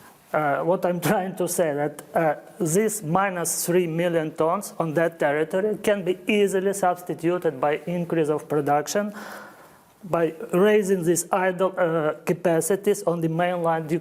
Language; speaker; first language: English; non-native, fluent; Ukrainian